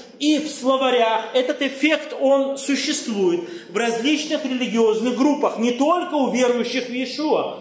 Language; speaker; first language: Russian; native; Russian